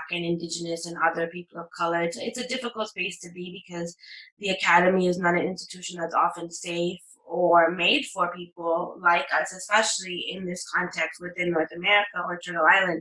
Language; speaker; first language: English; native; English